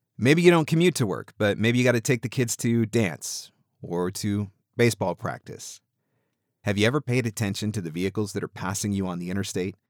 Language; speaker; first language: English; native; English